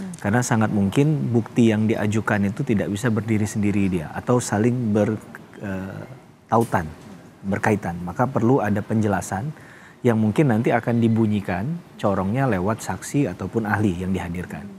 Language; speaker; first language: Indonesian; native; Indonesian